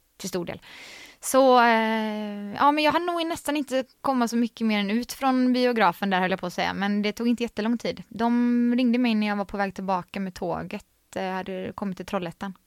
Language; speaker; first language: Swedish; native; Swedish